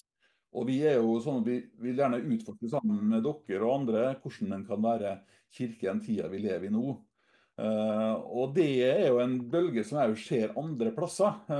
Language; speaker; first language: Norwegian; native; Norwegian